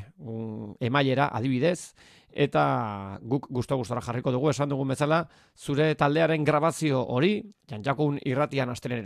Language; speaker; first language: Basque; native; Basque